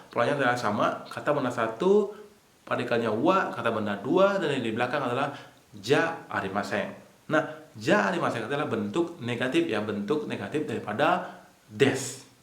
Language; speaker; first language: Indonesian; native; Indonesian